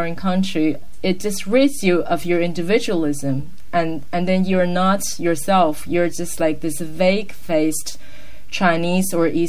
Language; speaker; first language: English; non-native, fluent; Chinese